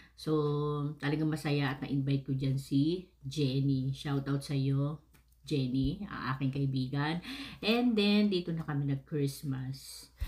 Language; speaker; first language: Filipino; native; Filipino